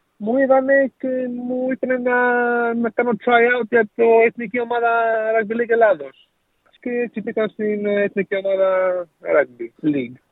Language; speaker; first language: Greek; early bilingual, heritage; Greek